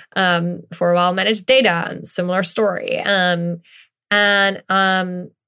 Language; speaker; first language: English; non-native, fluent; Dutch